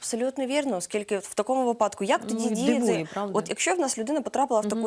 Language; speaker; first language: Ukrainian; native; Ukrainian